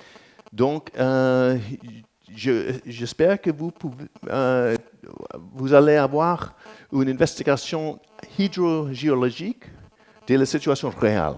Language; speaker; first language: French; non-native, learner; English